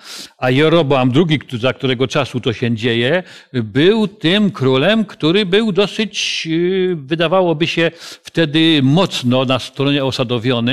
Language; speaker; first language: Polish; native; Polish